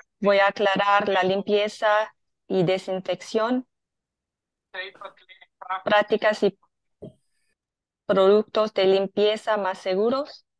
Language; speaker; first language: Spanish; non-native, fluent; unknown